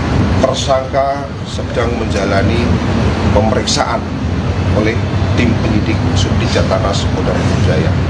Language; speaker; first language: Indonesian; native; Indonesian